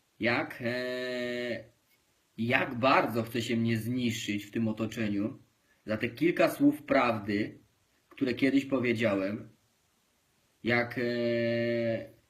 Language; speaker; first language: Polish; native; Polish